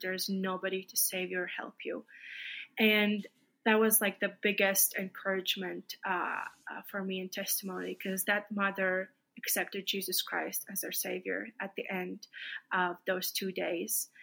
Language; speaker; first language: English; non-native, fluent; Latvian